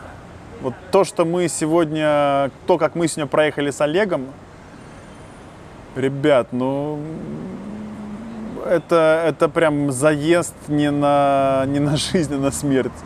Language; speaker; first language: Russian; native; Russian